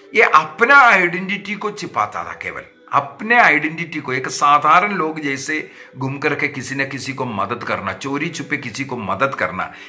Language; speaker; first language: Hindi; non-native, local second language; Malayalam